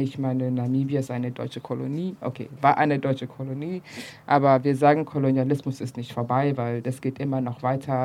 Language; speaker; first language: German; early bilingual, other home language; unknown